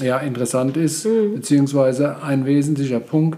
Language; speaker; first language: German; native; German